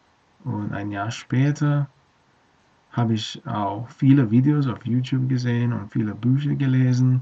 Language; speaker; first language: German; non-native, learner; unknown